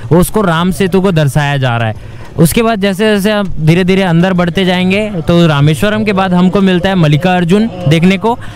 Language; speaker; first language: Hindi; native; Hindi